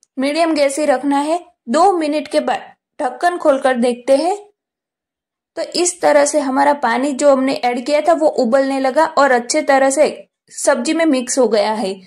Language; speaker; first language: Hindi; non-native, local second language; Gujarati